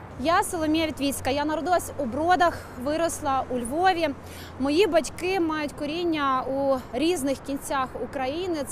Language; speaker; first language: Ukrainian; native; Ukrainian